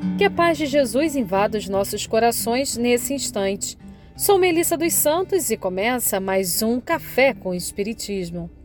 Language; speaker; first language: Portuguese; native; Portuguese